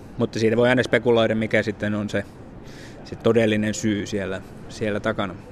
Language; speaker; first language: Finnish; native; Finnish